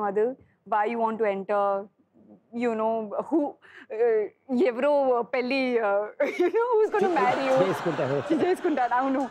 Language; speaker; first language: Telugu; non-native, learner; Sindhi